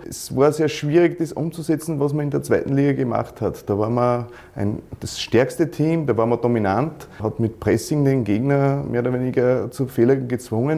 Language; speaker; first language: German; native; German